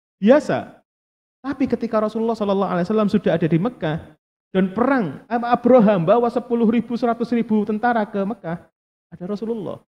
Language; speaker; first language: Indonesian; non-native, local second language; Javanese